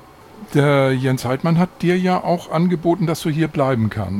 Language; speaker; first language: German; native; German